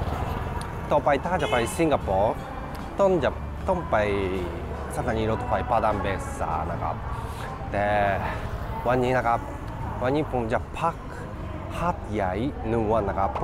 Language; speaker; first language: Thai; non-native, learner; Japanese